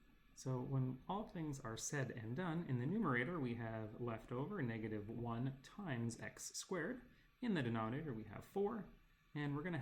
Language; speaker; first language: English; native; English